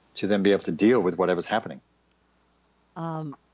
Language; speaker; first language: English; native; English